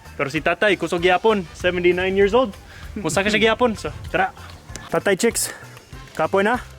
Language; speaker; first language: Cebuano; non-native, fluent; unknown